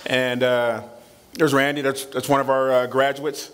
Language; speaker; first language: English; native; English